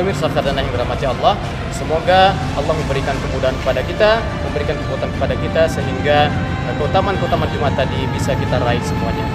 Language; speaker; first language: Indonesian; native; Indonesian